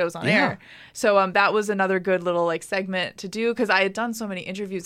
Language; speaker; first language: English; native; English